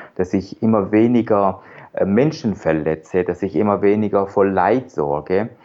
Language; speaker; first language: German; non-native, fluent; Persian